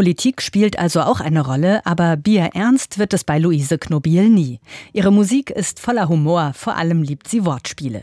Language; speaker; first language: German; native; German